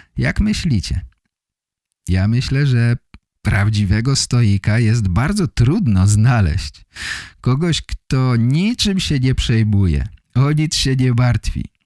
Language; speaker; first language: Polish; native; Polish